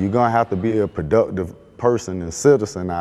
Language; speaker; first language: English; native; English